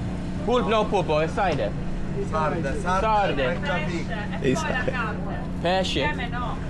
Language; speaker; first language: Italian; non-native, learner; English